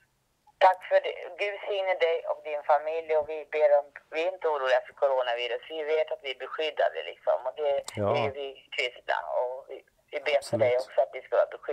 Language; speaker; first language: Swedish; native; Swedish